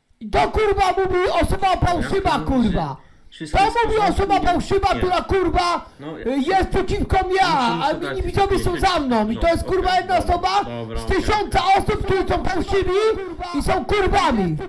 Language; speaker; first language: Polish; native; Polish